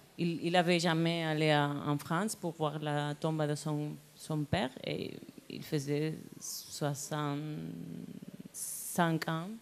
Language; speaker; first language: French; non-native, learner; Spanish